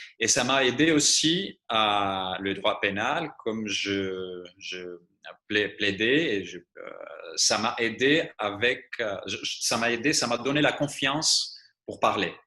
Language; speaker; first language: French; non-native, fluent; Greek